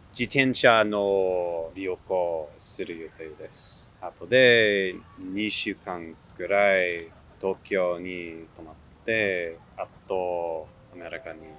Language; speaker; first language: Japanese; non-native, learner; English